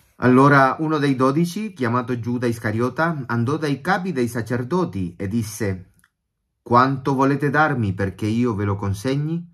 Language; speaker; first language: Italian; non-native, fluent; Spanish